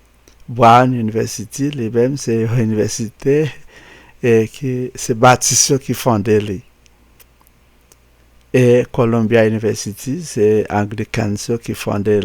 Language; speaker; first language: French; non-native, local second language; Haitian Creole